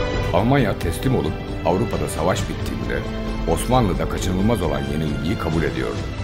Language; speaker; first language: Turkish; native; Turkish